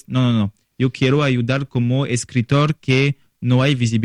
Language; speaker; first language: Spanish; non-native, learner; French